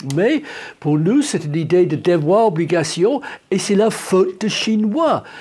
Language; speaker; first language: French; non-native, fluent; English